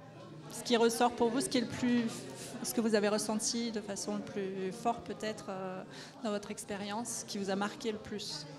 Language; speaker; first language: French; native; French